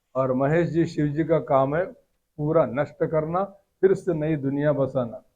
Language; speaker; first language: Hindi; non-native, local second language; Marathi